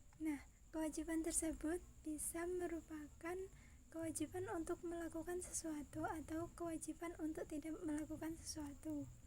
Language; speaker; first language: Indonesian; native; Indonesian